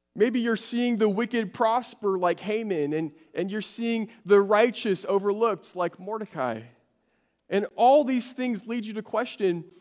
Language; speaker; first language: English; native; English